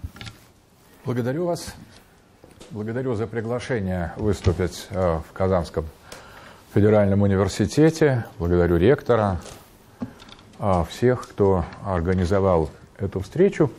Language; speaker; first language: Russian; native; Russian